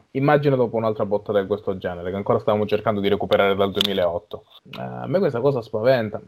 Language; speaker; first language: Italian; native; Italian